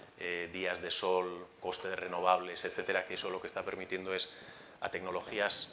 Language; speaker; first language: Spanish; native; Spanish